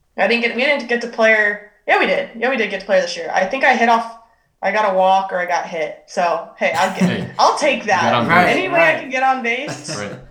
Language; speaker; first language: English; native; English